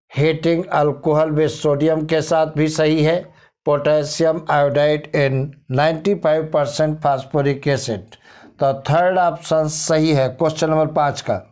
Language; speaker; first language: Hindi; native; Hindi